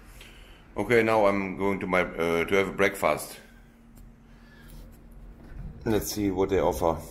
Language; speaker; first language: English; non-native, fluent; German